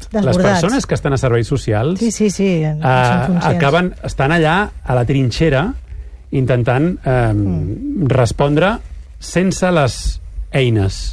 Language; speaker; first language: Catalan; native; Catalan